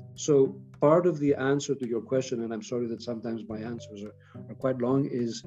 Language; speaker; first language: English; non-native, fluent; Greek